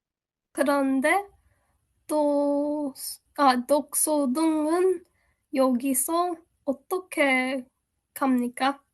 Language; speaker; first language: Korean; non-native, learner; English